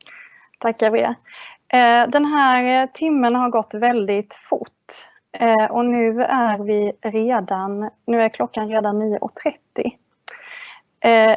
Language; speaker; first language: Swedish; native; Swedish